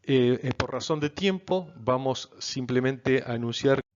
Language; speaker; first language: Spanish; native; Spanish